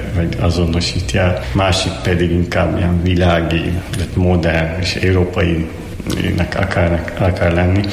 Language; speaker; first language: Hungarian; non-native, fluent; Turkish